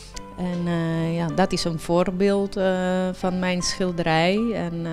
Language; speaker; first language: Dutch; early bilingual, heritage; Italian